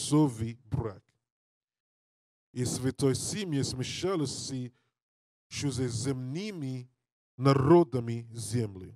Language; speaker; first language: Russian; non-native, learner; English